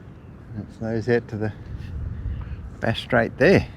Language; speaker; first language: English; native; English